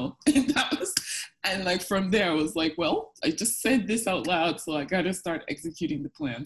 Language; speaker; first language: English; non-native, local second language; Yoruba